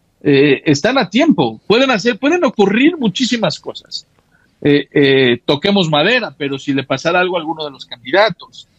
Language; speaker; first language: Spanish; native; Spanish